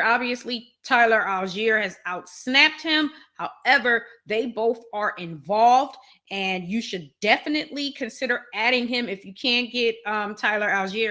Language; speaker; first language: English; native; English